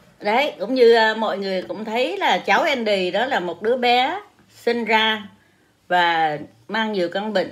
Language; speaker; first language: Vietnamese; native; Vietnamese